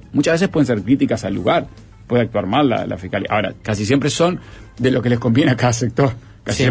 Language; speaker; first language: Spanish; native; Spanish